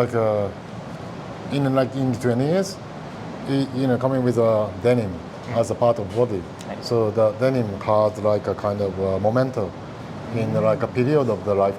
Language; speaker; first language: English; non-native, learner; Japanese